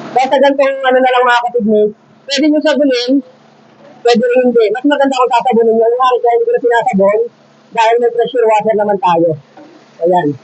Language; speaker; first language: Filipino; native; Filipino